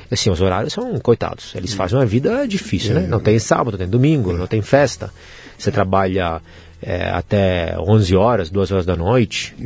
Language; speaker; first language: Portuguese; non-native, fluent; Italian